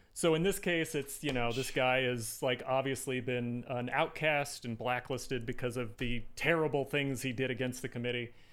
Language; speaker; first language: English; native; English